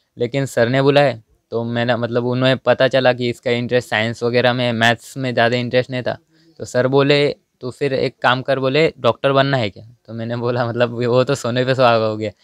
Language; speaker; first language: Hindi; non-native, local second language; Marathi